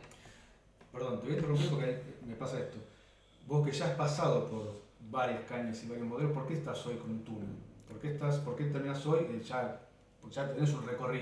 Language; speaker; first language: Spanish; native; Spanish